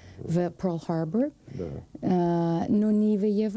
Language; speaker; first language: Russian; non-native, learner; English